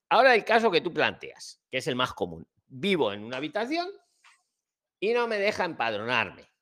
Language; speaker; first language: Spanish; native; Spanish